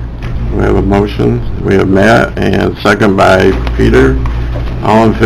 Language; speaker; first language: English; native; English